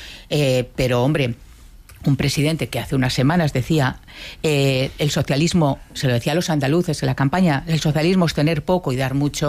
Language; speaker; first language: Spanish; native; Spanish